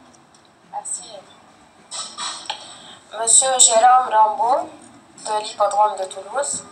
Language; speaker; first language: French; non-native, fluent; Arabic